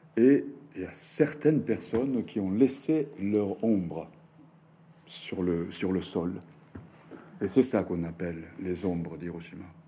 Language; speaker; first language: French; non-native, fluent; Japanese